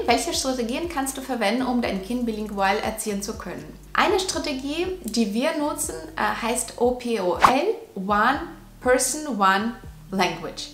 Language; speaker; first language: German; non-native, fluent; Russian